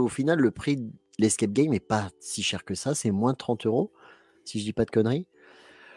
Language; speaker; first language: French; native; French